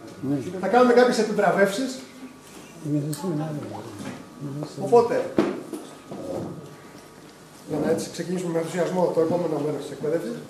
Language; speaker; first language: Greek; native; Greek